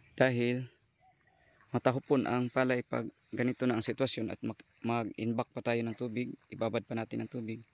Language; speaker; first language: Filipino; non-native, local second language; Cebuano